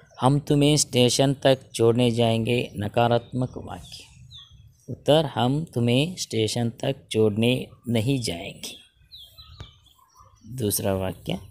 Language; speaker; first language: Hindi; non-native, local second language; Kannada